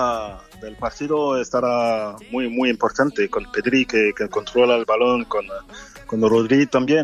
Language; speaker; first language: Spanish; non-native, fluent; French